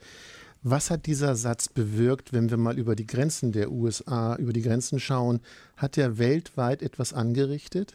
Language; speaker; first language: German; native; German